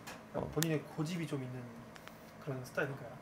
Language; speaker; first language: Korean; native; Korean